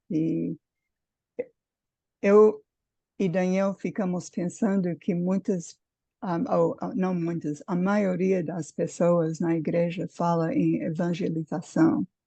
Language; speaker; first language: Portuguese; non-native, fluent; English